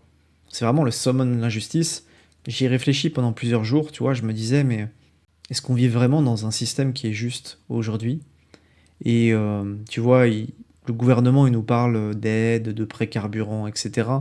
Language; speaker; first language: French; native; French